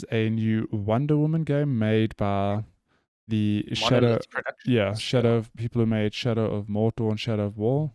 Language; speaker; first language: English; native; English